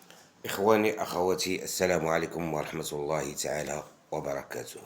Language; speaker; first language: Arabic; native; Arabic